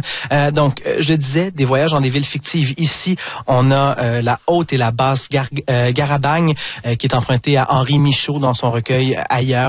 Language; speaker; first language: French; native; French